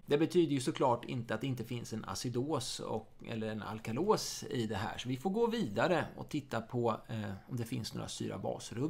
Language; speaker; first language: Swedish; native; Swedish